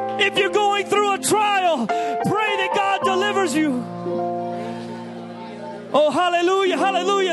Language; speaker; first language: English; native; English